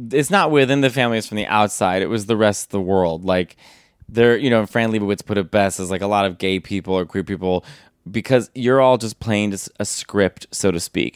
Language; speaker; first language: English; native; English